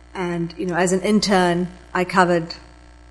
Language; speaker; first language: English; non-native, local second language; Tamil